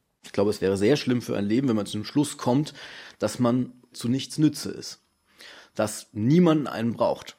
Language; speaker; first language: German; native; German